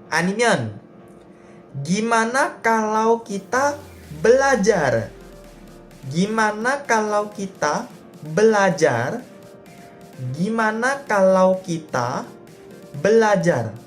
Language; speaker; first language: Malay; non-native, fluent; Korean